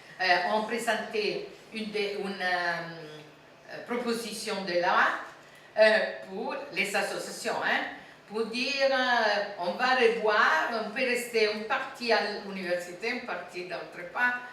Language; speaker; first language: French; non-native, fluent; Italian